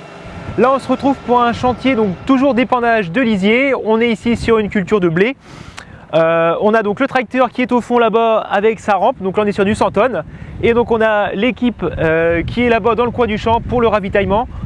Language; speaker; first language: French; native; French